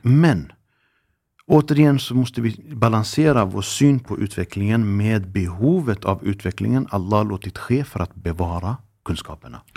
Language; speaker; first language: Swedish; early bilingual, other home language; Arabic